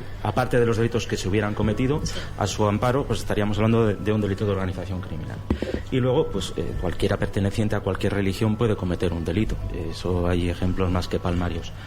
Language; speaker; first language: Spanish; native; Spanish